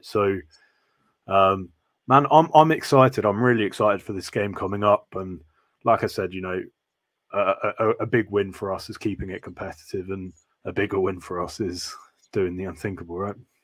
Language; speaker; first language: English; native; English